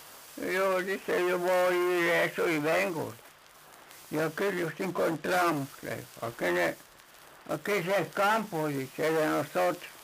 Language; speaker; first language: Spanish; non-native, local second language; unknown